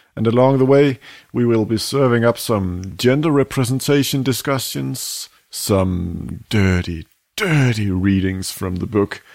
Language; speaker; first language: English; non-native, fluent; Danish